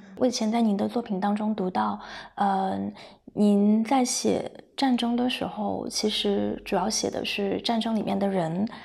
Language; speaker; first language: Chinese; native; Chinese